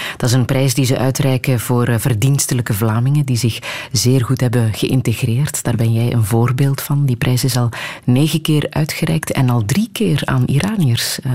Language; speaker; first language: Dutch; native; Dutch